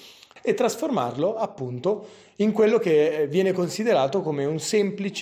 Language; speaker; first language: Italian; native; Italian